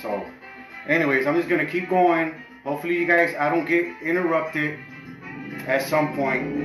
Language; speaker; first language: English; early bilingual, other home language; Spanish